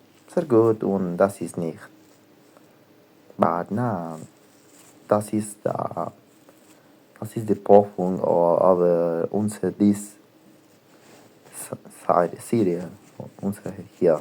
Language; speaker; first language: German; non-native, learner; Spanish